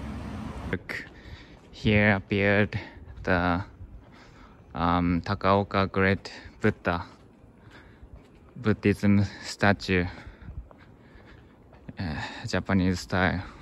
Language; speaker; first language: English; non-native, learner; Japanese